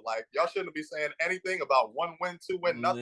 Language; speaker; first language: English; native; English